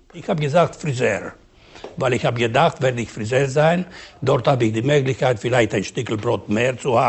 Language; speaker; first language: German; non-native, learner; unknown